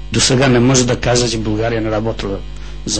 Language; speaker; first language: Bulgarian; early bilingual, heritage; Bulgarian